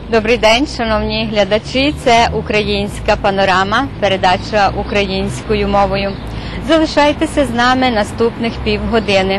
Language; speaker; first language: Ukrainian; early bilingual, heritage; Ukrainian